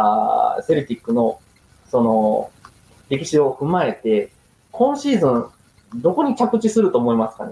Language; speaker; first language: Japanese; native; Japanese